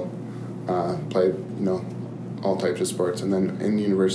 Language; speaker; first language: English; native; English